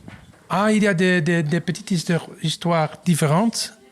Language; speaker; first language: French; non-native, learner; Dutch